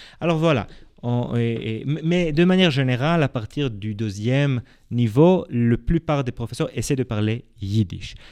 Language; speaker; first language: French; non-native, fluent; Hebrew